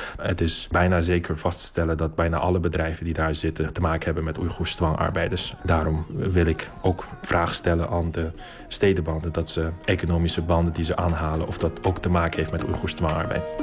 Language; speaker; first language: Dutch; non-native, fluent; Uyghur